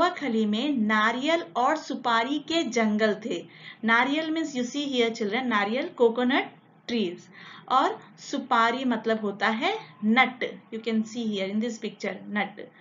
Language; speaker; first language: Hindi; non-native, local second language; Telugu